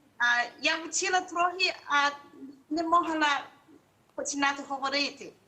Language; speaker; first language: Ukrainian; non-native, learner; Chinese